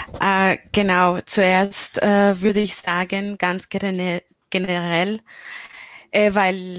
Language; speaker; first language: German; non-native, fluent; Spanish